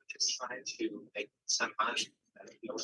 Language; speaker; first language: English; non-native, learner; Vietnamese